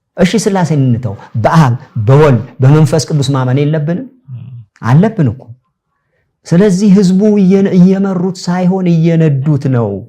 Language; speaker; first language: Amharic; non-native, local second language; Sebat Bet Gurage